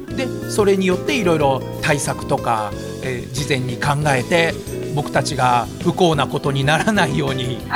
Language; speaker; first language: Japanese; native; Japanese